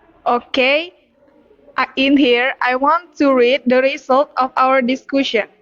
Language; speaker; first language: English; non-native, learner; Indonesian